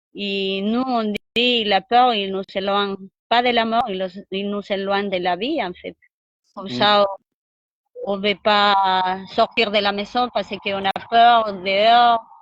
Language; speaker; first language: French; non-native, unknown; Spanish